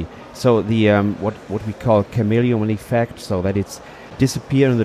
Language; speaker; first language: English; non-native, fluent; German